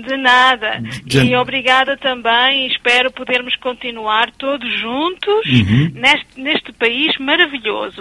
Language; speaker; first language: Portuguese; early bilingual, other home language; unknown